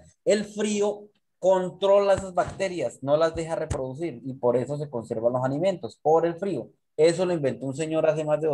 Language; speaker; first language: Spanish; native; Spanish